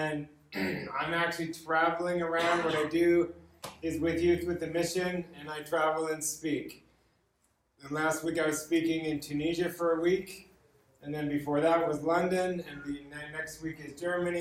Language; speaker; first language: English; native; English